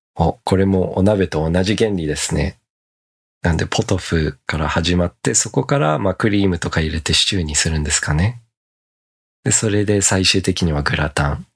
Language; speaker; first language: Japanese; native; Japanese